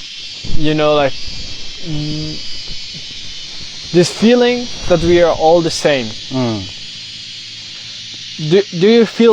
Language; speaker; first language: English; non-native, fluent; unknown